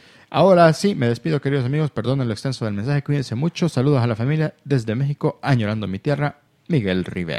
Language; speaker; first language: Spanish; native; Spanish